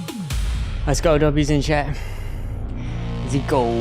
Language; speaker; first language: English; native; English